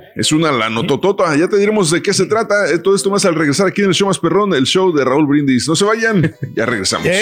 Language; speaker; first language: Spanish; early bilingual, heritage; Spanish